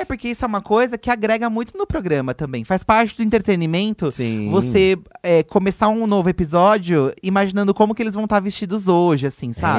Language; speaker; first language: Portuguese; native; Portuguese